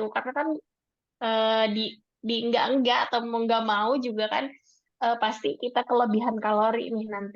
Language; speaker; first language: Indonesian; native; Indonesian